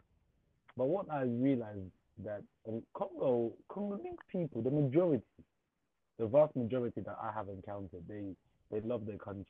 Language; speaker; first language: English; native; English